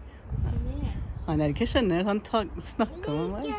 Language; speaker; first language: Norwegian; non-native, learner; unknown